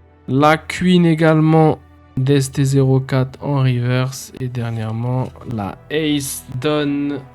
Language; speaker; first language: French; native; French